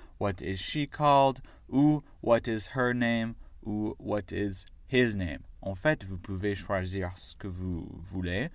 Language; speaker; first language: French; non-native, fluent; English